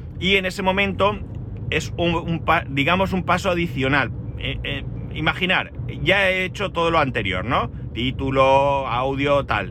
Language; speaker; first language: Spanish; native; Spanish